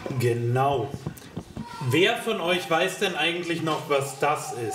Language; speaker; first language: German; native; German